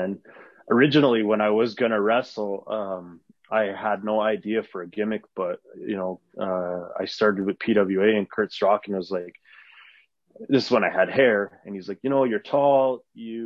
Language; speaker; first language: English; non-native, fluent; Arabic